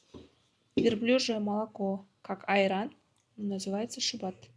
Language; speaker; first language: Russian; non-native, local second language; Kazakh